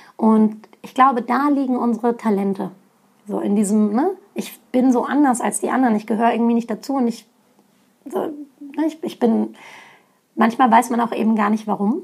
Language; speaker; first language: German; native; German